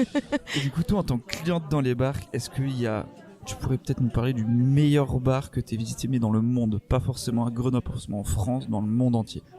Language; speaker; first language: French; native; French